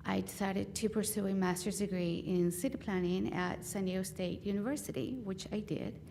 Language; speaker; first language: English; non-native, fluent; Spanish